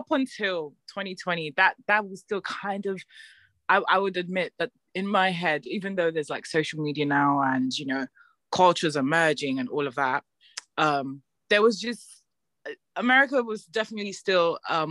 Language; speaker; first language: English; non-native, local second language; Yoruba